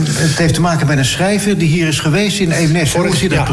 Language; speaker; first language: Dutch; native; Dutch